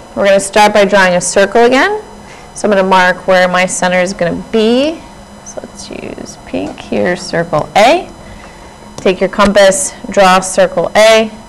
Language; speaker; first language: English; native; English